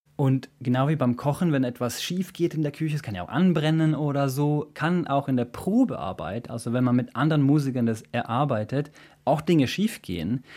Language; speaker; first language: German; non-native, fluent; Swedish